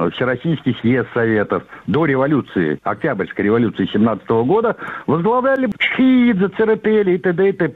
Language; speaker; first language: Russian; native; Russian